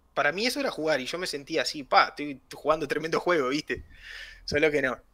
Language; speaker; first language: Spanish; native; Spanish